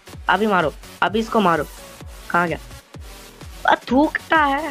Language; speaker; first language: Hindi; non-native, learner; Bangla